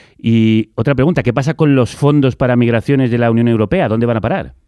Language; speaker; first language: Spanish; native; Spanish